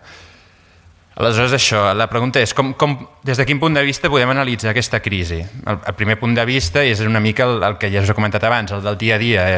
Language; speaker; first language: Catalan; native; Catalan